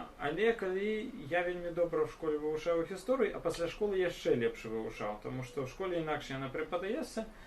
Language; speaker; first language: Belarusian; non-native, local second language; Russian